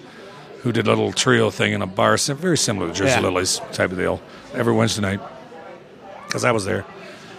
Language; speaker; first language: English; native; English